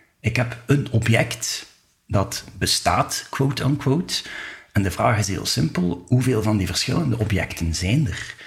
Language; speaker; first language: Dutch; native; Dutch